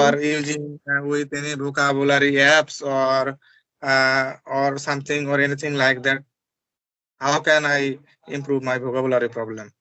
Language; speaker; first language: English; non-native, learner; Bangla